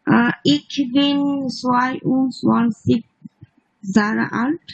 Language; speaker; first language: German; non-native, learner; Bangla